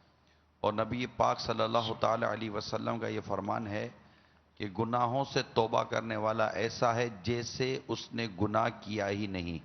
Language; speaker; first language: Urdu; native; Urdu